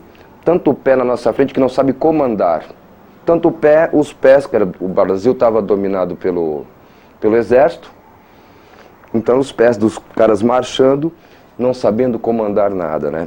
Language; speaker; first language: Portuguese; native; Portuguese